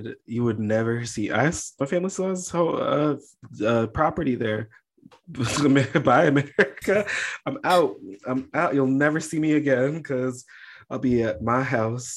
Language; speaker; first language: English; native; English